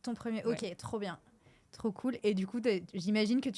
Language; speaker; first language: French; native; French